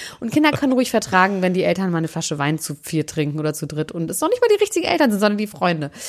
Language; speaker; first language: German; native; German